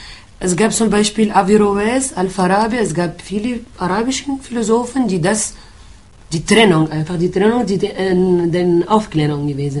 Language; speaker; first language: German; non-native, fluent; Arabic